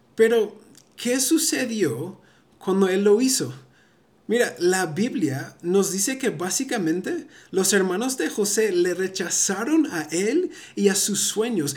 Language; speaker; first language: Spanish; early bilingual, heritage; Spanish